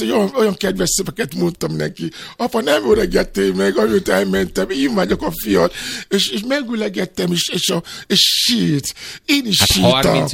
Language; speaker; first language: Hungarian; non-native, fluent; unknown